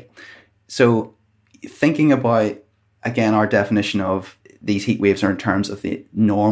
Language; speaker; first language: English; native; English